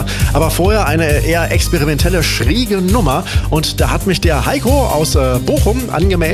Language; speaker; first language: German; native; German